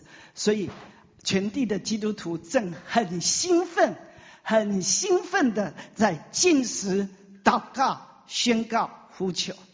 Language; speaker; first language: Chinese; native; Chinese